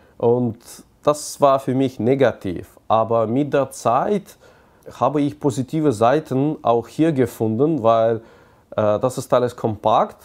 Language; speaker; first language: German; non-native, fluent; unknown